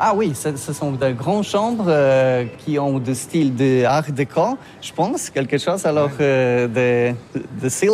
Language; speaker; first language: French; non-native, learner; Polish